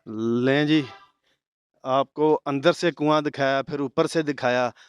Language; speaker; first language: Urdu; non-native, local second language; Punjabi